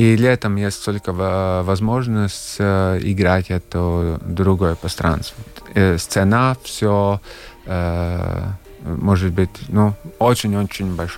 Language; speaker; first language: Russian; non-native, local second language; Latvian